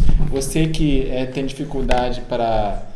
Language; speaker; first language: Portuguese; native; Portuguese